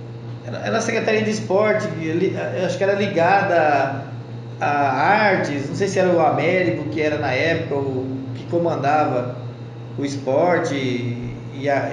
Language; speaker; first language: Portuguese; native; Portuguese